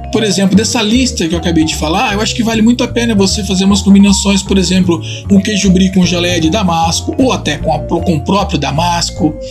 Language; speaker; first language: Portuguese; non-native, fluent; Italian